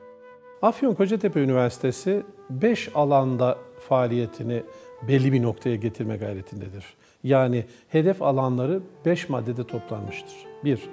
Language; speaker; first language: Turkish; native; Turkish